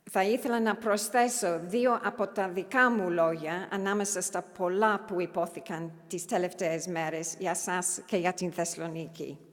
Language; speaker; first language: Greek; non-native, learner; English